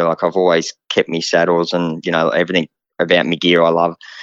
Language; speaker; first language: English; native; English